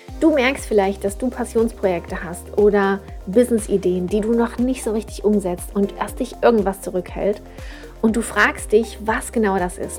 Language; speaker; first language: German; native; German